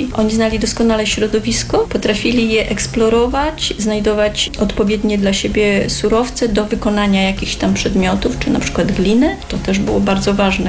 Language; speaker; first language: Polish; native; Polish